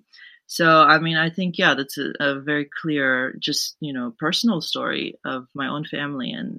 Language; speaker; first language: English; native; English